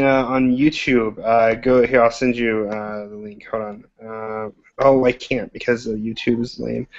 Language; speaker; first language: English; native; English